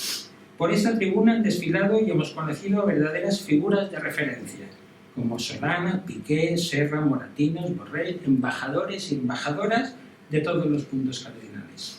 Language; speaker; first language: Spanish; native; Spanish